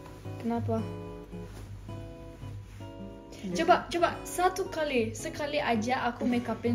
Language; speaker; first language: Indonesian; non-native, fluent; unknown